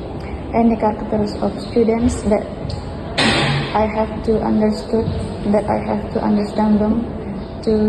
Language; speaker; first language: English; non-native, fluent; Indonesian